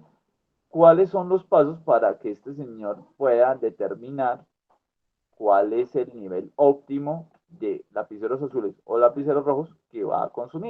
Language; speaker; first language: Spanish; native; Spanish